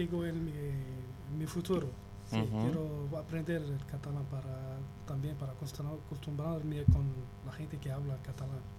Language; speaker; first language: Spanish; non-native, learner; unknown